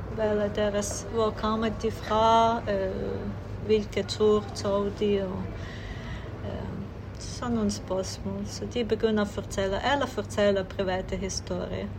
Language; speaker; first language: Danish; non-native, fluent; Ukrainian